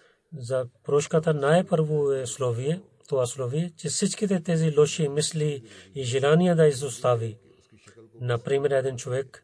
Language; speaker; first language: Bulgarian; non-native, learner; Urdu